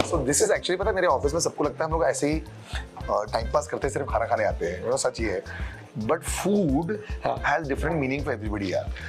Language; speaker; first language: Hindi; non-native, local second language; Bangla